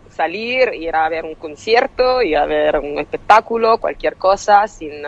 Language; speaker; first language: Spanish; non-native, fluent; Italian